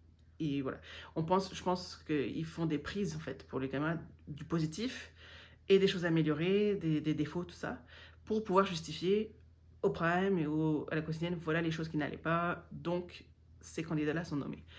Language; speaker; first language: French; native; French